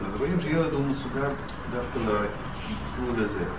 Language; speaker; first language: Hebrew; non-native, fluent; Russian